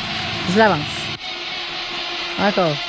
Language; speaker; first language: French; native; French